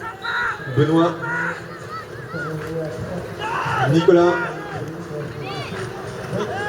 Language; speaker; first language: French; native; French